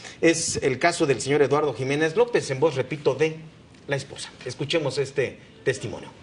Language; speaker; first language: Spanish; native; Spanish